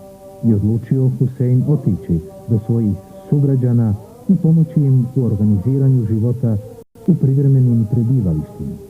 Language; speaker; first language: Bosnian; native; Bosnian